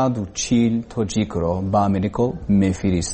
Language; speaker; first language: Persian; non-native, learner; English